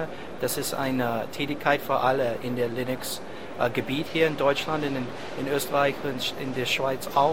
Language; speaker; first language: German; non-native, fluent; English